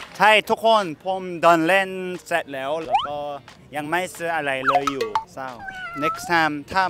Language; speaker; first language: Thai; non-native, fluent; Korean